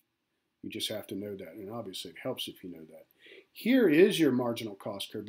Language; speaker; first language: English; native; English